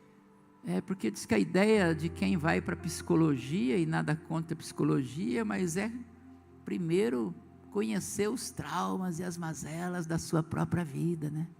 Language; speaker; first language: Portuguese; native; Portuguese